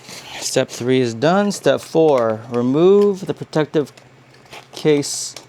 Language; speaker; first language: English; native; English